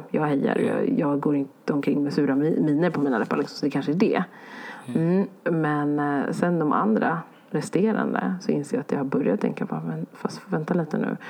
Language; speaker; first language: Swedish; early bilingual, other home language; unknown